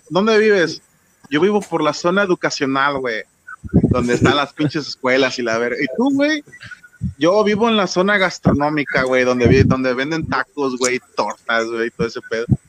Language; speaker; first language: Spanish; native; Spanish